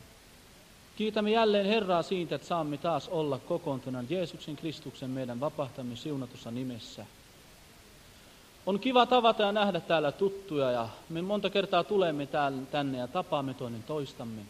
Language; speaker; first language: Finnish; native; Finnish